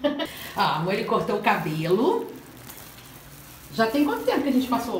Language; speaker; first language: Portuguese; native; Portuguese